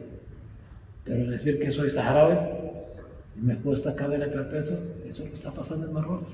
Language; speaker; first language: Spanish; non-native, local second language; Arabic